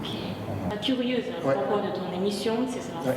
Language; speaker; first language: French; non-native, fluent; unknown